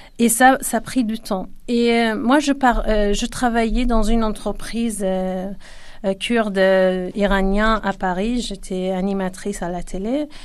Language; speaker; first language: French; non-native, fluent; Kurdish